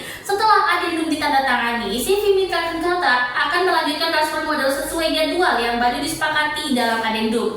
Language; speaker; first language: Indonesian; native; Indonesian